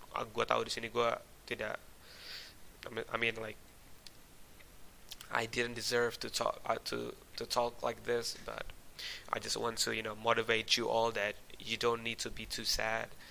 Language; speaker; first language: English; non-native, fluent; Indonesian